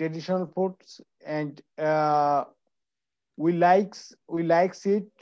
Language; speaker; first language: English; non-native, learner; Bangla